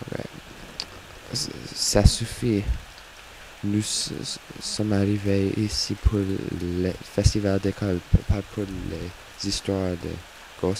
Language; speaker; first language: French; non-native, learner; English